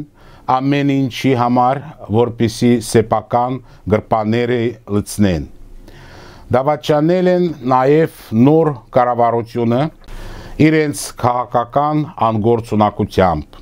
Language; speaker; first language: Russian; native; Russian